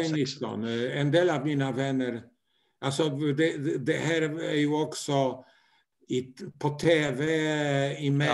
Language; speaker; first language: Swedish; non-native, fluent; Polish